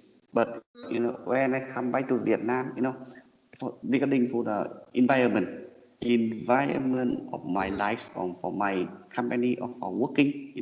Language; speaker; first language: English; non-native, learner; Vietnamese